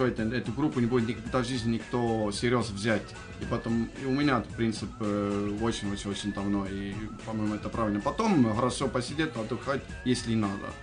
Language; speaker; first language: Russian; non-native, fluent; Estonian